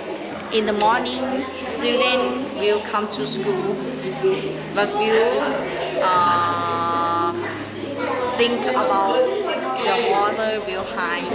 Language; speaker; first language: English; non-native, learner; Thai